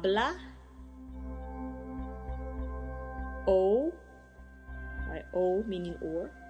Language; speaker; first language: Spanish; non-native, fluent; English